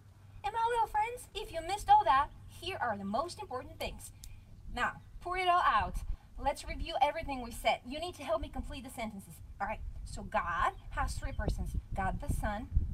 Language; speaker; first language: English; non-native, fluent; Bulgarian